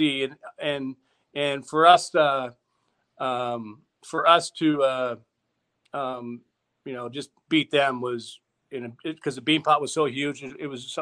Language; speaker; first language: English; native; English